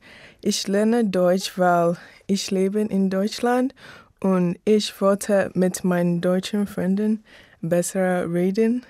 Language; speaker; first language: German; non-native, learner; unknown